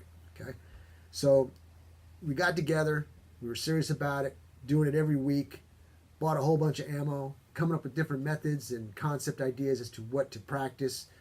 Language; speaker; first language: English; native; English